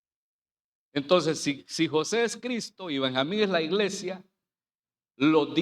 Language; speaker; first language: Spanish; native; Spanish